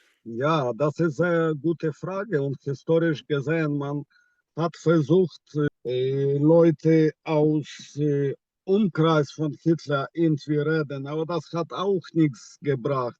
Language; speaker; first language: German; non-native, fluent; Ukrainian